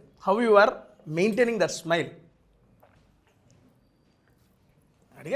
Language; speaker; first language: Telugu; non-native, learner; Hindi